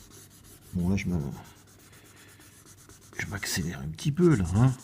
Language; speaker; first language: French; native; French